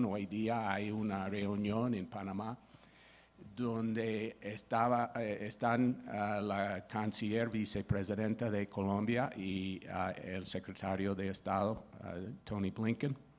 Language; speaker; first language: Spanish; non-native, fluent; English